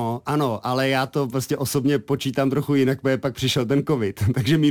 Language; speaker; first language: Czech; native; Czech